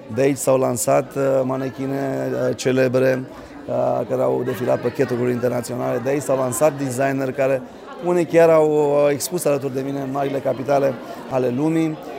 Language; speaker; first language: Romanian; native; Romanian